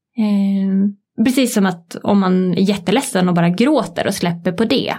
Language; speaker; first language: Swedish; native; Swedish